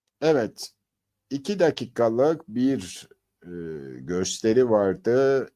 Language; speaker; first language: Turkish; native; Turkish